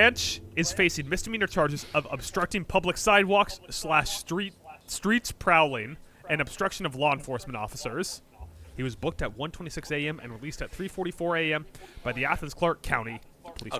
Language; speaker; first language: English; native; English